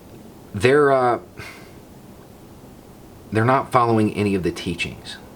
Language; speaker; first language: English; native; English